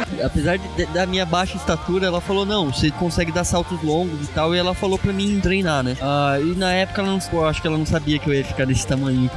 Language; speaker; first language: Portuguese; native; Portuguese